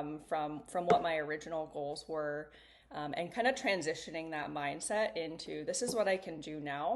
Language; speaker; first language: English; native; English